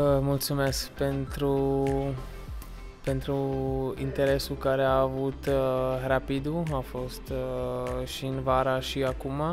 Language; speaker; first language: Romanian; non-native, learner; Slovak